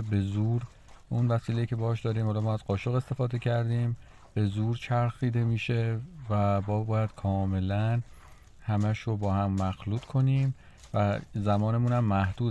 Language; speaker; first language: Persian; native; Persian